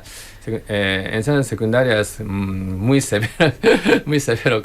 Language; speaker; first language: Spanish; non-native, learner; Japanese